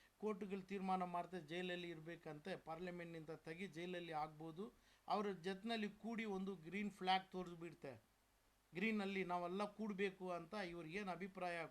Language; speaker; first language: Kannada; non-native, local second language; Urdu